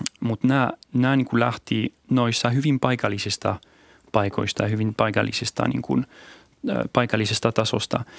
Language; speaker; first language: Finnish; non-native, fluent; French